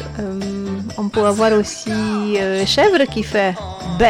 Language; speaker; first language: French; non-native, fluent; Polish